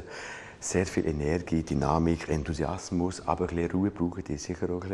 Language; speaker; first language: German; native; German